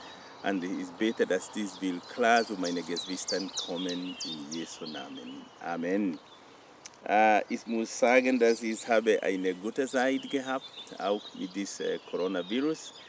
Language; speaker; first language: German; non-native, learner; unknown